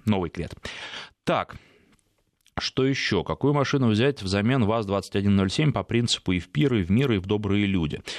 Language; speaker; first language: Russian; native; Russian